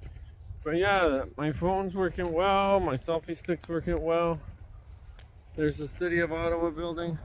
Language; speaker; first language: English; native; English